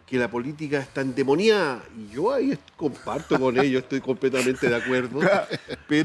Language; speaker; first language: Spanish; native; Spanish